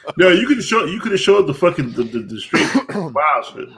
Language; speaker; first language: English; native; English